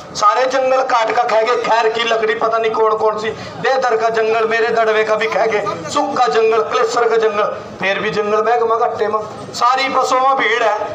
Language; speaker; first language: Hindi; native; Hindi